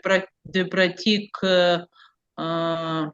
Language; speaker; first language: French; non-native, learner; Ukrainian